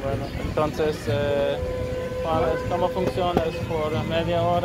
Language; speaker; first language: Spanish; non-native, learner; English